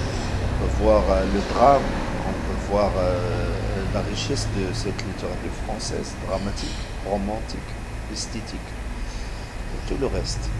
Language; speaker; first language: French; non-native, local second language; Arabic